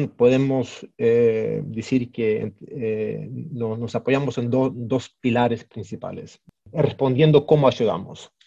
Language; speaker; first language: Spanish; early bilingual, heritage; Swedish